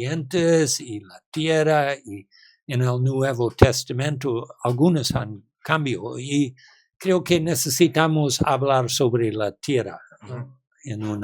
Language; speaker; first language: Spanish; non-native, learner; English